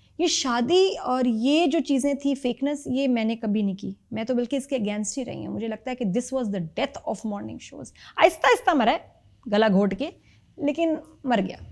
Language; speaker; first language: Urdu; native; Urdu